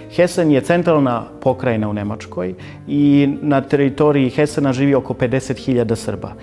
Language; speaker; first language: Bosnian; early bilingual, heritage; Bosnian